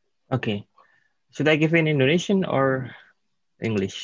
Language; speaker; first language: English; non-native, fluent; Indonesian